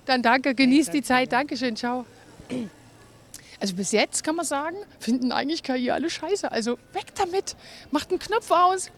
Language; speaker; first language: German; native; German